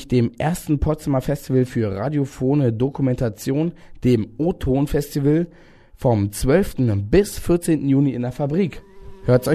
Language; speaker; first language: German; native; German